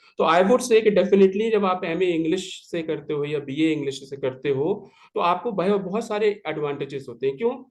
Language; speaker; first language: Hindi; native; Hindi